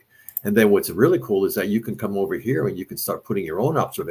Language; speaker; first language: English; native; English